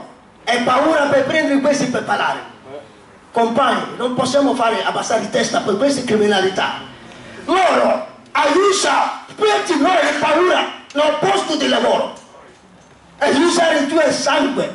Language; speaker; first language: Italian; non-native, learner; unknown